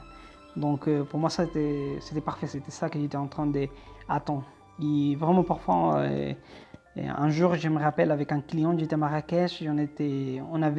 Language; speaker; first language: French; non-native, fluent; Spanish